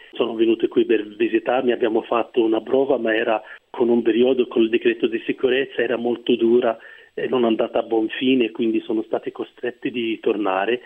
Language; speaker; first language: Italian; non-native, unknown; Arabic